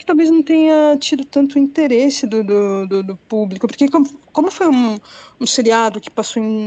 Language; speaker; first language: Portuguese; native; Portuguese